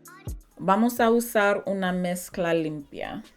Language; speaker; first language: Spanish; non-native, learner; English